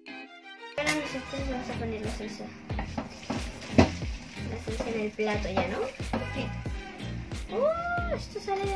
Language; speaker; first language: Spanish; early bilingual, heritage; Spanish